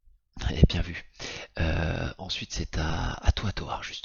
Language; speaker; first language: French; native; French